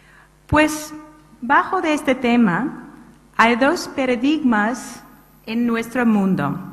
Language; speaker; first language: Spanish; non-native, fluent; English